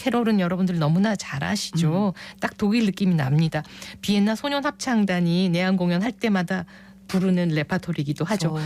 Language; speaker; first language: Korean; native; Korean